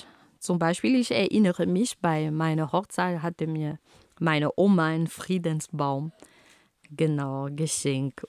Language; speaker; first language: German; non-native, fluent; Ghomala